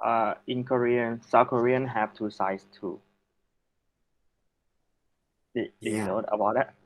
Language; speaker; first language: English; non-native, learner; Thai